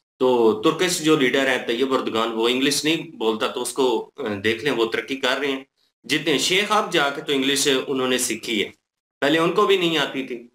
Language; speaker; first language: Urdu; non-native, local second language; Punjabi